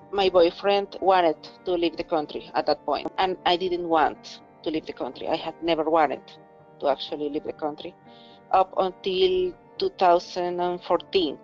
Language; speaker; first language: English; non-native, fluent; Spanish